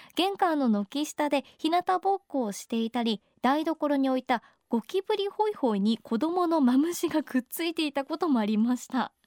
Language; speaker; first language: Japanese; native; Japanese